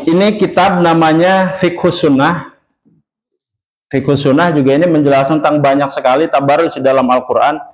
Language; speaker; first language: Indonesian; non-native, local second language; Sundanese